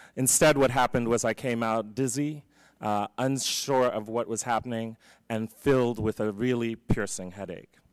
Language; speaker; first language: English; native; English